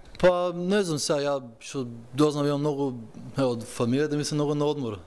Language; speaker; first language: Macedonian; early bilingual, heritage; Macedonian